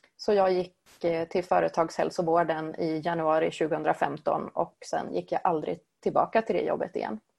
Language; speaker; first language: Swedish; native; Swedish